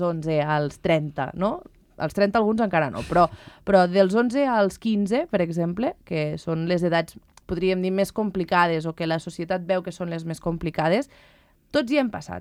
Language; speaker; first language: Catalan; native; Catalan